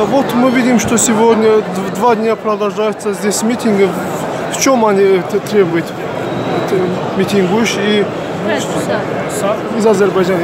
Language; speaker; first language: Russian; non-native, fluent; Azerbaijani